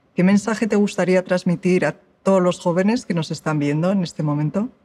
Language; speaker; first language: Spanish; native; Spanish